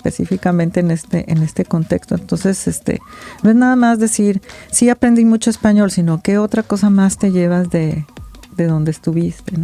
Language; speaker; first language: Spanish; native; Spanish